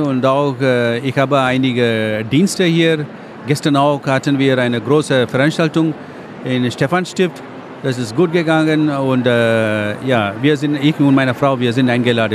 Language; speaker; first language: German; non-native, fluent; Tamil